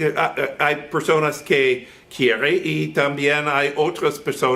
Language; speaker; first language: Spanish; non-native, learner; English